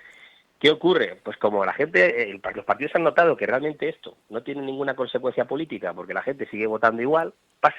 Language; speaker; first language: Spanish; native; Spanish